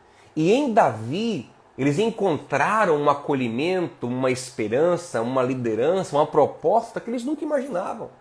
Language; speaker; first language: Portuguese; native; Portuguese